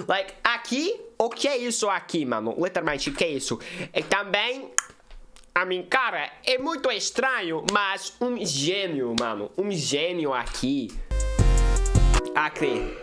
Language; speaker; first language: Portuguese; non-native, learner; English